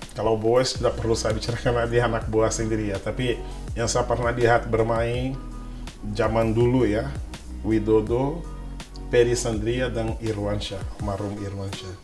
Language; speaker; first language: Indonesian; non-native, fluent; Portuguese